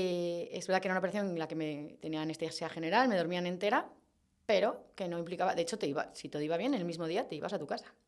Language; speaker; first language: Spanish; native; Spanish